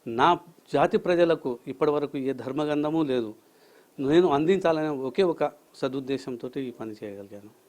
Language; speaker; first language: Telugu; non-native, local second language; Lambadi